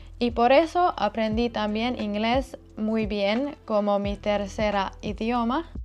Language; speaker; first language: Spanish; non-native, fluent; Finnish